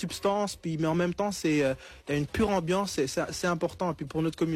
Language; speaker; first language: French; non-native, local second language; Kinyarwanda